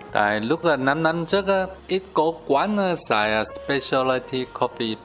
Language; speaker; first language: Vietnamese; non-native, learner; Chinese